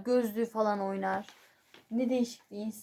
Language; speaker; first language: Turkish; native; Turkish